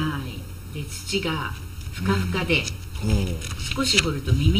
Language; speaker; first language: Japanese; native; Japanese